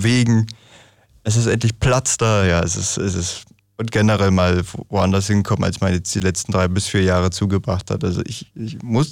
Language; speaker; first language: German; native; German